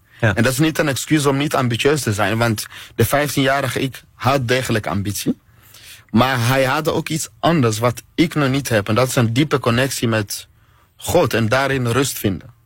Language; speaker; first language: Dutch; non-native, fluent; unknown